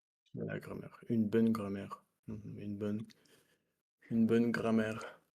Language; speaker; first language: French; non-native, learner; Russian